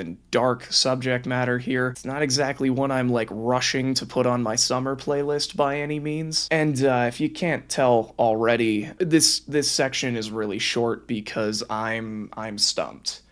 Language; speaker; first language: English; native; English